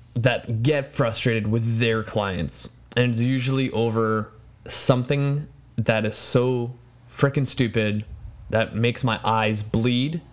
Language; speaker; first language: English; non-native, fluent; Polish